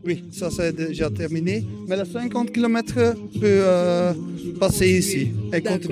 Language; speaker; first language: French; non-native, learner; Dutch